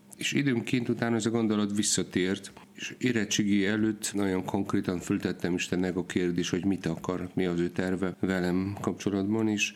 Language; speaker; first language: Hungarian; non-native, fluent; Polish